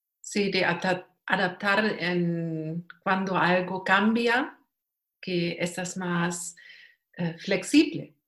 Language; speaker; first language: Spanish; non-native, learner; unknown